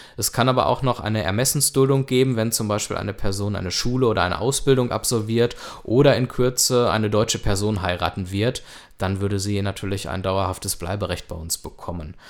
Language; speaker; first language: German; native; German